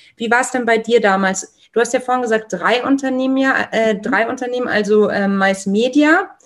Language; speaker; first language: German; native; German